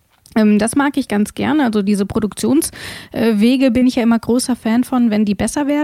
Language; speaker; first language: German; native; German